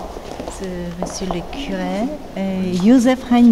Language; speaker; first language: French; non-native, fluent; Polish